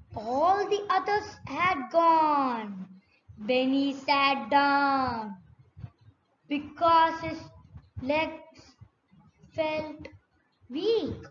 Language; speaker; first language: English; non-native, local second language; Tamil